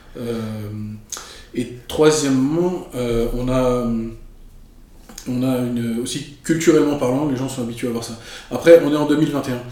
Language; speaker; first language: French; native; French